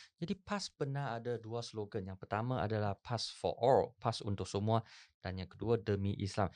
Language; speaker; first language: Malay; non-native, local second language; Chinese